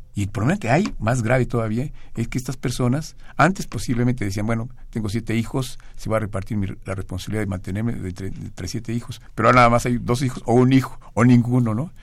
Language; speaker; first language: Spanish; native; Spanish